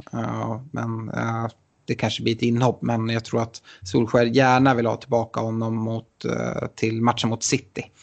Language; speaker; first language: Swedish; native; Swedish